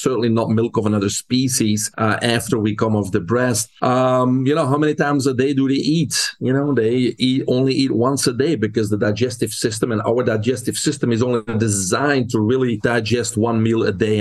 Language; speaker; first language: English; non-native, fluent; Dutch